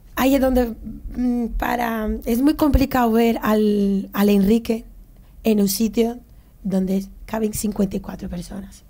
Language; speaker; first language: Spanish; non-native, fluent; Portuguese